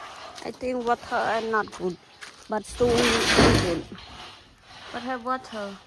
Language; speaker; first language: English; non-native, learner; Khmer